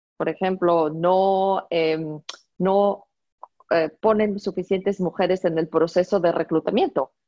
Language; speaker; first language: Spanish; non-native, fluent; French